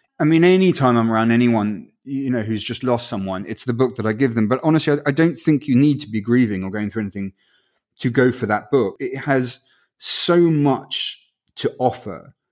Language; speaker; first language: English; early bilingual, other home language; Spanish